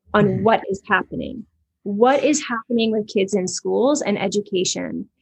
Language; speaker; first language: English; native; English